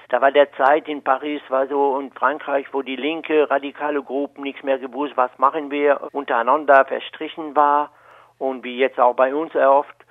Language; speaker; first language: German; non-native, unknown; French